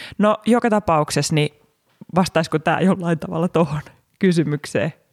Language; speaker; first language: Finnish; native; Finnish